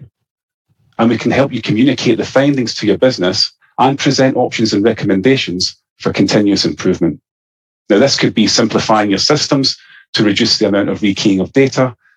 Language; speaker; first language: English; native; English